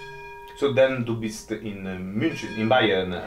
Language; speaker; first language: German; non-native, learner; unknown